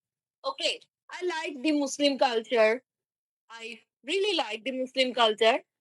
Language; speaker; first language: English; non-native, learner; Bangla